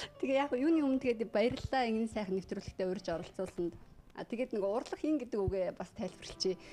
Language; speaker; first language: Mongolian; native; Mongolian